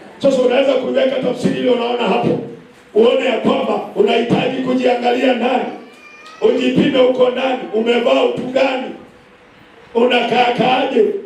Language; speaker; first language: Swahili; non-native, local second language; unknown